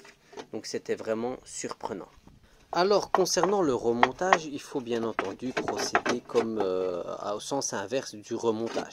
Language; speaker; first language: French; native; French